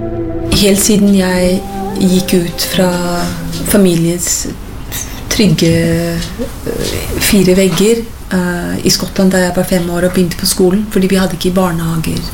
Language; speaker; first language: Norwegian; non-native, fluent; English